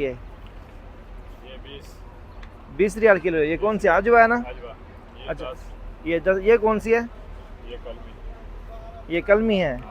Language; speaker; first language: Hindi; native; Hindi